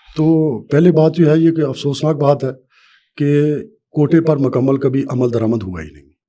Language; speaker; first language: Urdu; non-native, local second language; Punjabi